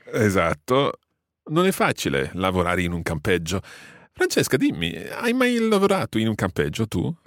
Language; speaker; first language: Italian; non-native, fluent; English